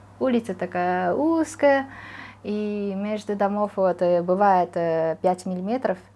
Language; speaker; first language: Russian; non-native, fluent; Japanese